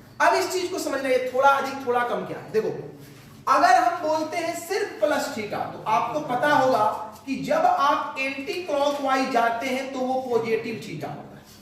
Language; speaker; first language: Hindi; native; Hindi